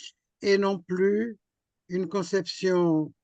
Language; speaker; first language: French; non-native, fluent; Portuguese